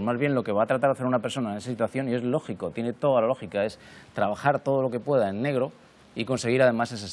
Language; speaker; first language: Spanish; native; Spanish